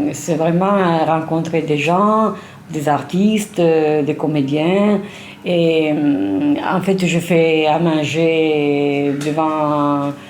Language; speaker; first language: French; non-native, fluent; Italian